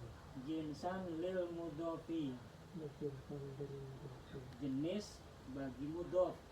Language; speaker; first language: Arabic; non-native, fluent; Indonesian